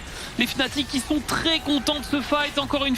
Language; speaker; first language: French; native; French